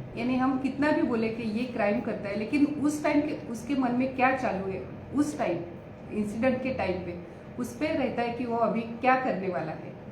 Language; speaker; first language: Hindi; non-native, local second language; Marathi